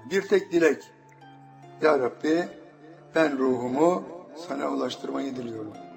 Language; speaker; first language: Turkish; native; Turkish